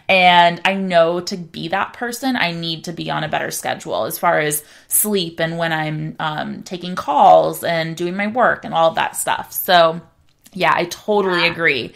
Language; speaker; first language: English; native; English